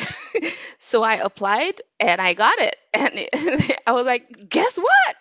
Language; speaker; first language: English; non-native, fluent; Wolof